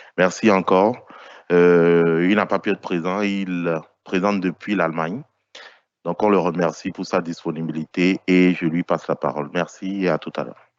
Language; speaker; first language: French; native; French